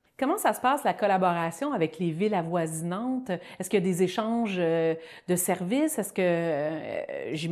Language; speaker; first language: French; native; French